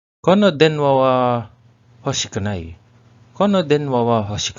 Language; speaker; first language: Japanese; non-native, learner; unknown